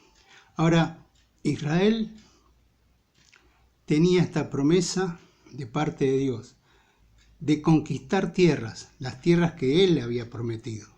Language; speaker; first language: Spanish; native; Spanish